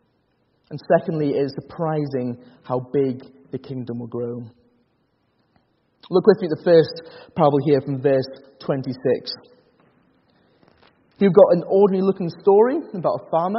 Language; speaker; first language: English; native; English